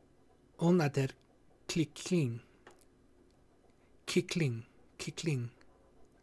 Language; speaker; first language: Swedish; non-native, learner; English